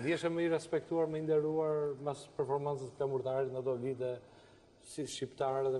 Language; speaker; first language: Albanian; native; Albanian